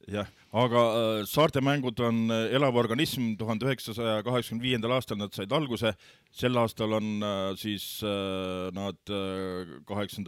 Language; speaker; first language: Estonian; native; Estonian